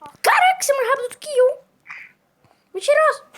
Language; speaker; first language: Portuguese; native; Portuguese